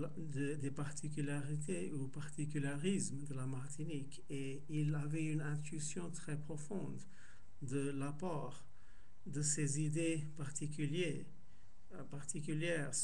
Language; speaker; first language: French; non-native, fluent; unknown